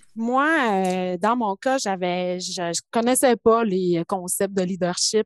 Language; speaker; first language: French; native; French